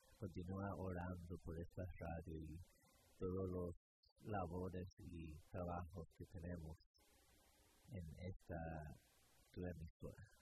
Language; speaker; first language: Spanish; early bilingual, heritage; English